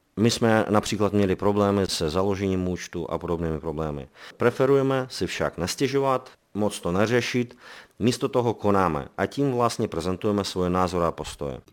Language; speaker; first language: Czech; non-native, fluent; Belarusian